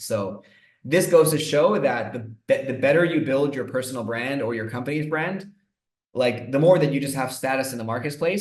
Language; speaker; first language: English; native; English